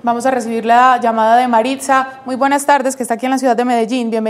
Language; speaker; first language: Spanish; native; Spanish